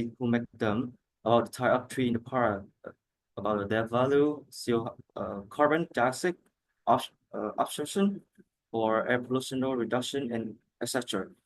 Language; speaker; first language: English; non-native, learner; Vietnamese